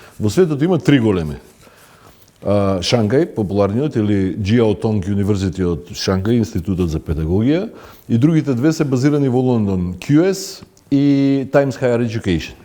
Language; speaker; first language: Macedonian; native; Macedonian